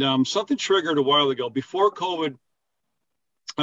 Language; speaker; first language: English; native; English